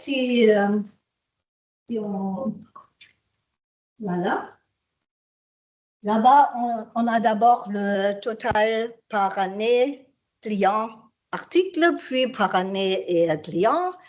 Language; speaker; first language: French; non-native, fluent; German